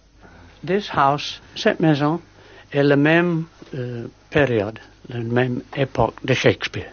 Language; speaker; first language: French; non-native, learner; English